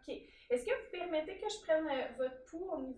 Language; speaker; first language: French; native; French